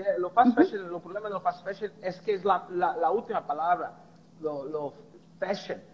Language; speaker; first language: Spanish; non-native, fluent; Portuguese